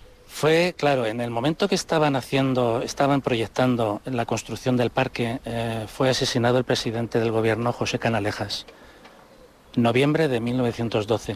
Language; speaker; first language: Spanish; native; Spanish